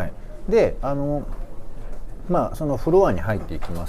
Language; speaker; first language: Japanese; native; Japanese